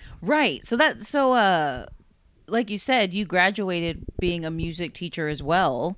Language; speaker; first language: English; native; English